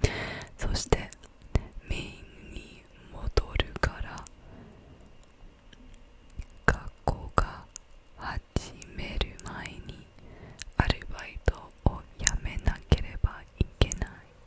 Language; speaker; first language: Japanese; non-native, learner; English